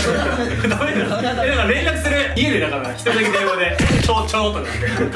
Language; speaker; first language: Japanese; native; Japanese